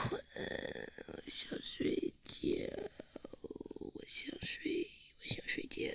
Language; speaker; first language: Chinese; early bilingual, heritage; Chinese